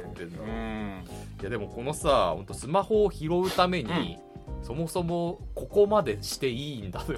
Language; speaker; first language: Japanese; native; Japanese